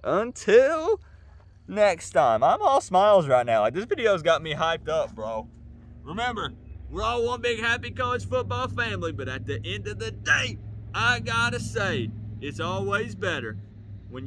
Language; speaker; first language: English; native; English